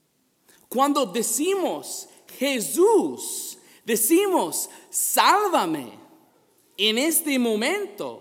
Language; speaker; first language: Spanish; non-native, fluent; English